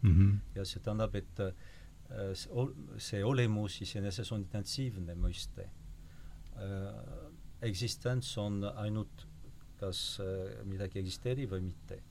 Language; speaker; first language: Estonian; non-native, fluent; French